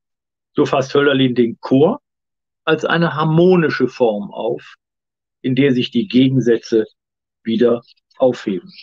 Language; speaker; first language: German; native; German